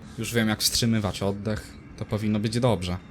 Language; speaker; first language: Polish; native; Polish